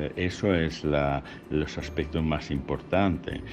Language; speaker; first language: Spanish; non-native, learner; Italian